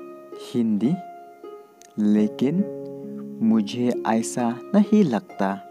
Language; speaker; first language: Hindi; non-native, local second language; Khasi